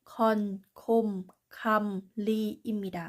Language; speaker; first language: Korean; non-native, learner; Thai